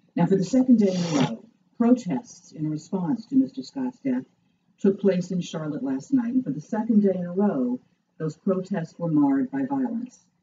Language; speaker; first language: English; native; English